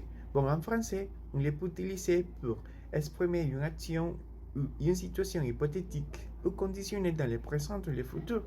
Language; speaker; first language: French; non-native, learner; Spanish